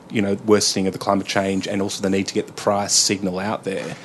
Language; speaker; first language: English; native; English